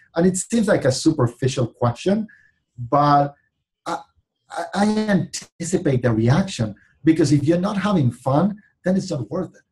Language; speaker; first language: English; non-native, fluent; Spanish